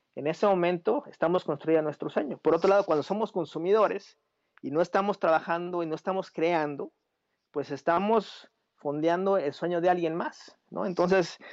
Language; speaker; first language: Spanish; native; Spanish